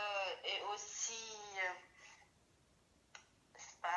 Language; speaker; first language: French; non-native, learner; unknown